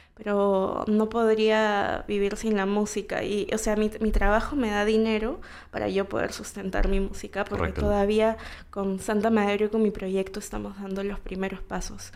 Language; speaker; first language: Spanish; native; Spanish